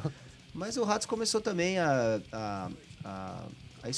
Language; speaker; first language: Portuguese; native; Portuguese